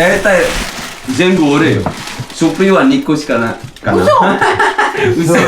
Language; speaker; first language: Japanese; non-native, learner; Indonesian